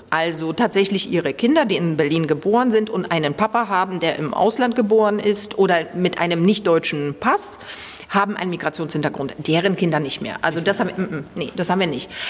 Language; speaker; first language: German; early bilingual, other home language; Polish